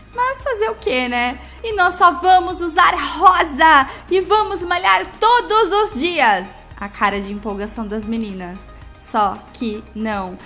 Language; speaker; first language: Portuguese; native; Portuguese